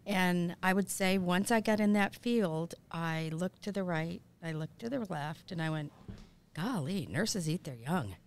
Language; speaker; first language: English; native; English